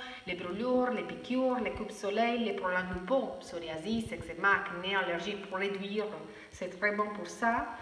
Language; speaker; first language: French; non-native, fluent; Spanish